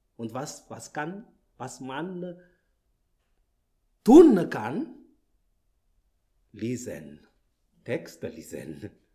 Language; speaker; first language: German; non-native, learner; Malagasy